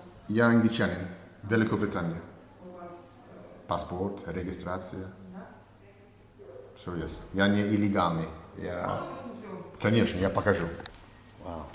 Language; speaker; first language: Russian; non-native, learner; English